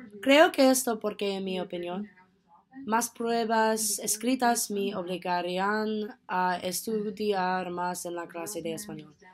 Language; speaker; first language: Spanish; non-native, learner; English